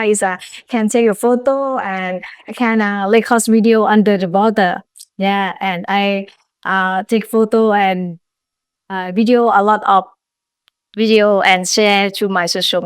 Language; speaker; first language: English; non-native, learner; Lao